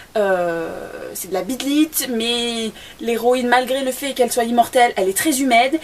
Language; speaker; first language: French; native; French